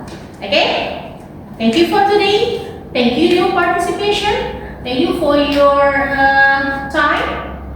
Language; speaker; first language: English; non-native, learner; Indonesian